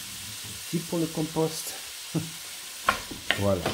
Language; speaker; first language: French; non-native, learner; German